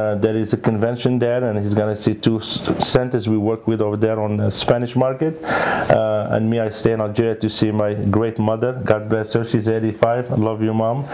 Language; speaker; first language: English; early bilingual, other home language; Arabic